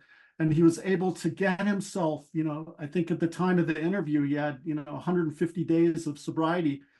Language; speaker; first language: English; native; English